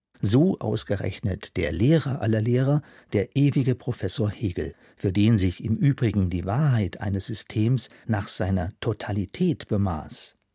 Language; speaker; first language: German; native; German